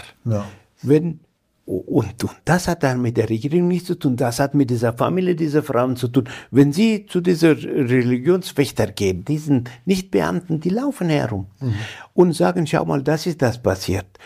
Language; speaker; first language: German; non-native, fluent; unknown